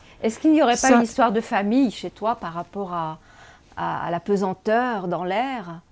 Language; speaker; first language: French; native; French